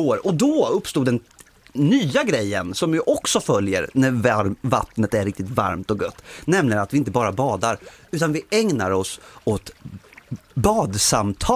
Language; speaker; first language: Swedish; native; Swedish